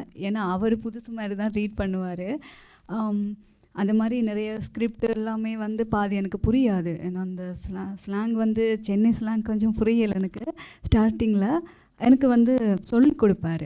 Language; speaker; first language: Tamil; non-native, learner; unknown